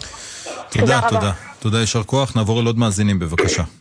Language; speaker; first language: Hebrew; native; Hebrew